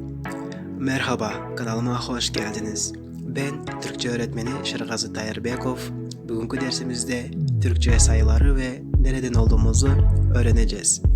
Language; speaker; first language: Turkish; non-native, fluent; Kyrgyz